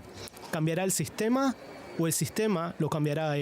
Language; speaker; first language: Spanish; native; Spanish